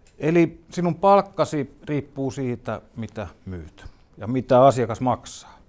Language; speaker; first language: Finnish; native; Finnish